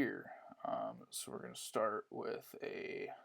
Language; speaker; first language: English; native; English